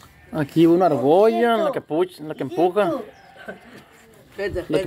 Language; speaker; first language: Spanish; native; Spanish